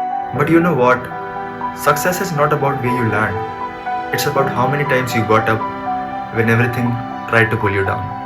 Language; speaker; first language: English; non-native, local second language; Hindi